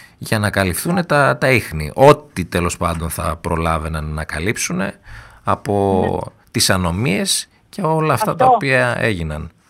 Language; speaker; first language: Greek; native; Greek